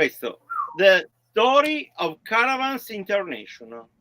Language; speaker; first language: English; non-native, learner; Italian